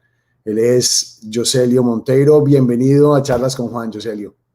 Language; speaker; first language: Spanish; native; Spanish